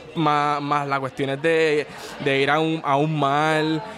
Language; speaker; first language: Spanish; native; Spanish